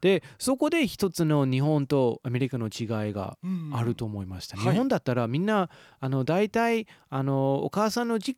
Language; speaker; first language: Japanese; non-native, fluent; English